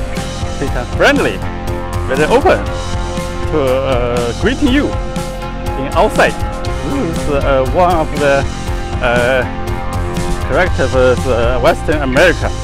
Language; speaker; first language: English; non-native, learner; Chinese